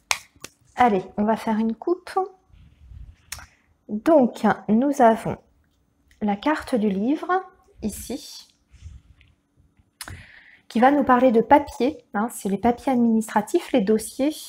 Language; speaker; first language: French; native; French